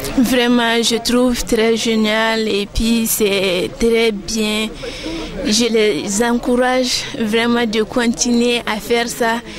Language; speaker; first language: French; non-native, local second language; Bambara